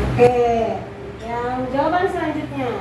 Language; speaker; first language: Indonesian; native; Indonesian